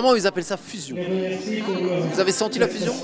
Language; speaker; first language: French; native; French